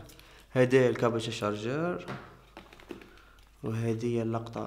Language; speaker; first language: Arabic; native; Arabic